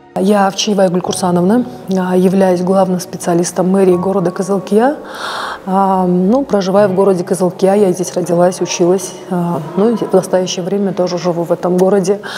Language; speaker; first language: Russian; non-native, local second language; Kyrgyz